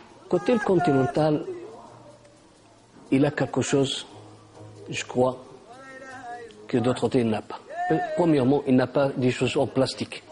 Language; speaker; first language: French; non-native, local second language; Arabic